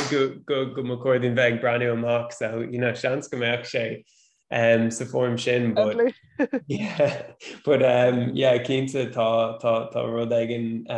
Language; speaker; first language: Irish; non-native, local second language; English